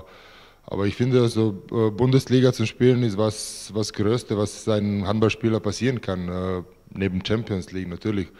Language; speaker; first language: German; non-native, fluent; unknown